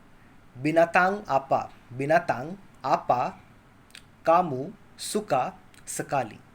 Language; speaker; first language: Indonesian; non-native, learner; Kannada